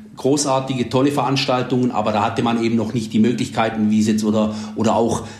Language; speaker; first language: German; native; German